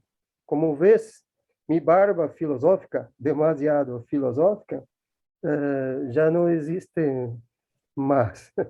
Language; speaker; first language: Spanish; non-native, learner; Portuguese